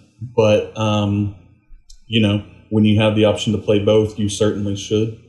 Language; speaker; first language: English; native; English